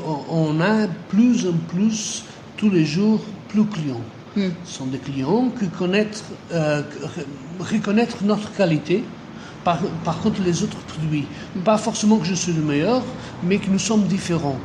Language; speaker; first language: French; non-native, fluent; Portuguese